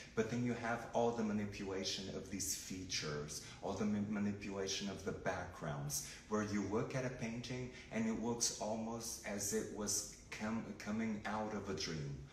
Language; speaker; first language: English; non-native, fluent; Portuguese